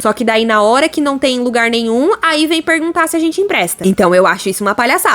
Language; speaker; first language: Portuguese; native; Portuguese